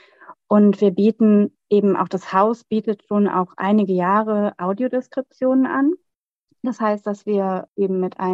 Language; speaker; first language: German; native; German